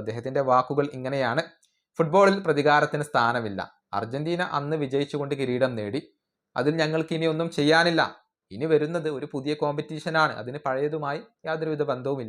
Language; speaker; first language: Malayalam; native; Malayalam